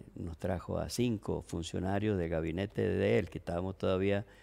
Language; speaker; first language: Spanish; native; Spanish